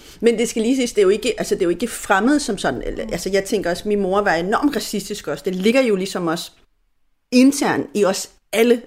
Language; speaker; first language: Danish; non-native, fluent; Spanish